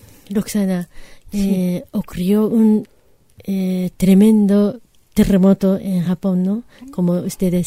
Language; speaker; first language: Spanish; non-native, fluent; Japanese